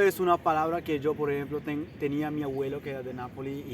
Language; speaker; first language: Spanish; early bilingual, heritage; Italian